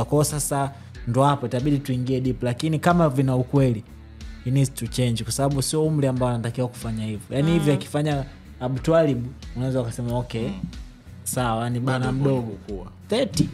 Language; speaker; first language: Swahili; native; Swahili